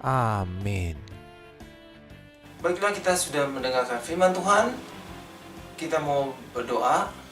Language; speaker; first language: Indonesian; native; Indonesian